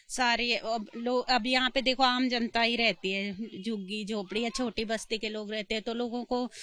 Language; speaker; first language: Hindi; native; Hindi